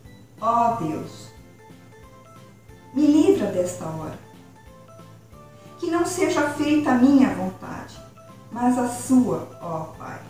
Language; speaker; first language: Portuguese; native; Portuguese